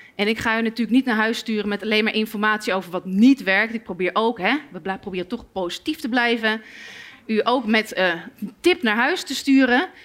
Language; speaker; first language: Dutch; native; Dutch